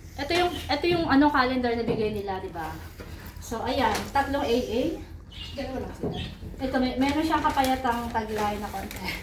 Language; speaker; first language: Filipino; native; Filipino